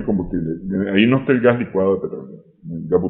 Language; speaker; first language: Spanish; native; Spanish